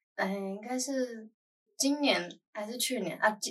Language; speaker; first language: Chinese; native; Chinese